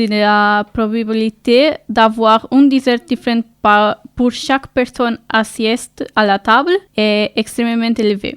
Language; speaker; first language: French; non-native, learner; Portuguese